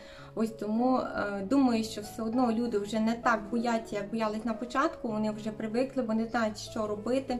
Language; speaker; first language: Ukrainian; native; Ukrainian